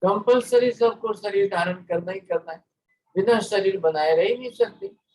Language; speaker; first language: Hindi; non-native, local second language; Gujarati